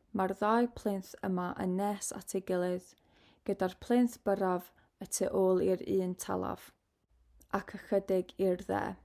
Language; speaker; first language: Welsh; non-native, local second language; English